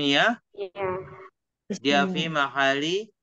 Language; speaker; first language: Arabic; non-native, fluent; Indonesian